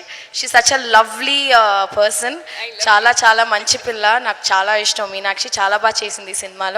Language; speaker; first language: Telugu; non-native, local second language; Tamil